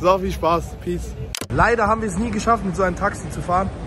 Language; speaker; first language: German; native; German